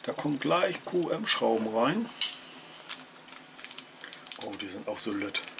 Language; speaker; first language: German; native; German